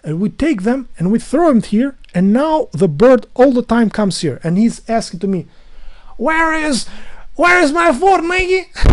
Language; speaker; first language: English; non-native, learner; Albanian